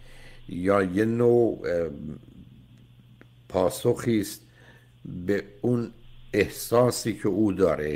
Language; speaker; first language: Persian; native; Persian